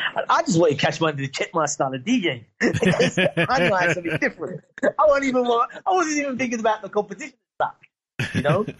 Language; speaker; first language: English; native; English